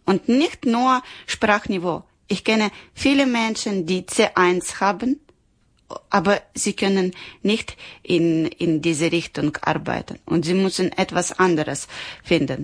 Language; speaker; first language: German; non-native, learner; Ukrainian